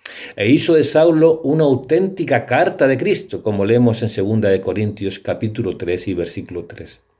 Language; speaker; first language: Spanish; native; Spanish